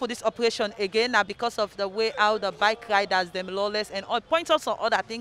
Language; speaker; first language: English; non-native, local second language; Krio